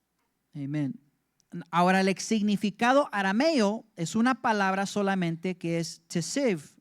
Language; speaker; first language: Spanish; early bilingual, heritage; English